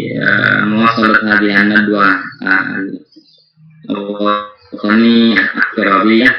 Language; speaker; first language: Arabic; non-native, fluent; Indonesian